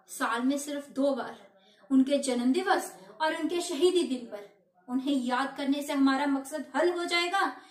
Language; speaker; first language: Hindi; non-native, local second language; Punjabi